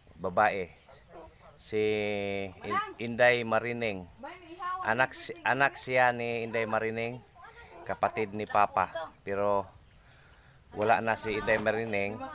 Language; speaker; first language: Filipino; non-native, local second language; Cebuano